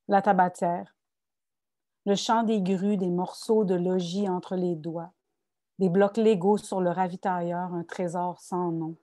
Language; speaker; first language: French; native; French